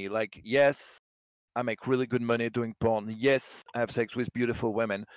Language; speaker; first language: English; non-native, fluent; French